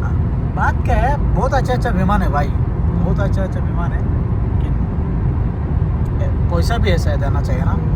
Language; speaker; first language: Hindi; non-native, learner; Bangla